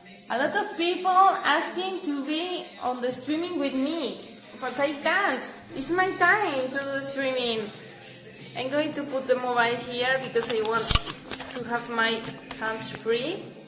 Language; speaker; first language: English; non-native, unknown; Spanish